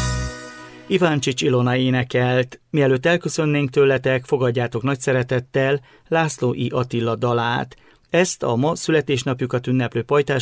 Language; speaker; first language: Hungarian; native; Hungarian